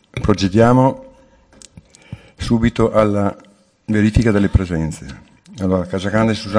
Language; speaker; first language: Italian; native; Italian